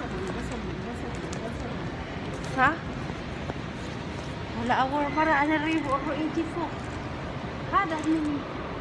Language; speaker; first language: Arabic; non-native, learner; Waray